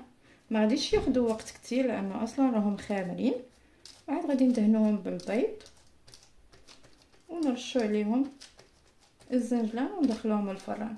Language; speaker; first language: Arabic; native; Arabic